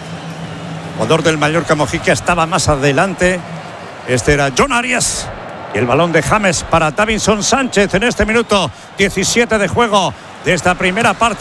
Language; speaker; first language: Spanish; native; Spanish